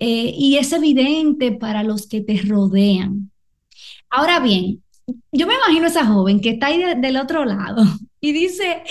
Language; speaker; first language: Spanish; native; Spanish